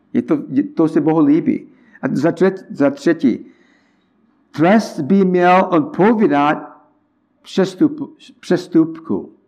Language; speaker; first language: Czech; non-native, learner; English